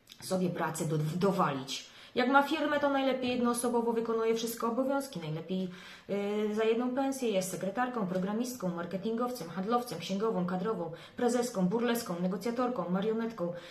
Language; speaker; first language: Polish; native; Polish